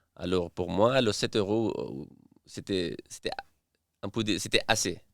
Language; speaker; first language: French; non-native, learner; Persian